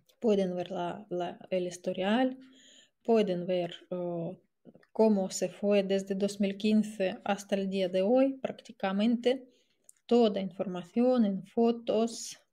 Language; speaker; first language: Spanish; non-native, fluent; Russian